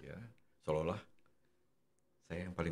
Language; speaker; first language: Indonesian; non-native, local second language; Javanese